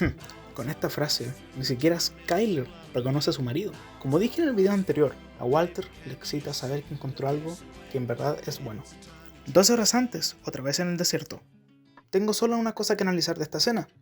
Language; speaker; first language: Spanish; native; Spanish